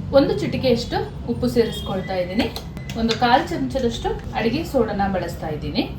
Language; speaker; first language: Kannada; non-native, local second language; Kodava